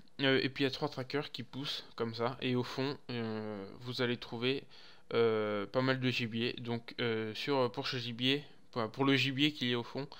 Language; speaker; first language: French; native; French